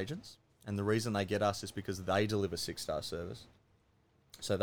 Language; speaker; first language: English; native; English